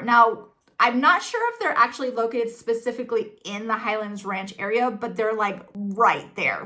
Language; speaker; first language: English; native; English